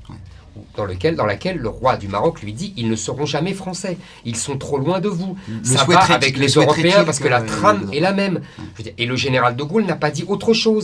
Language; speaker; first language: French; native; French